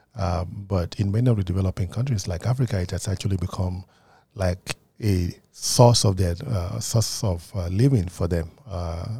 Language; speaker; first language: English; non-native, local second language; Yoruba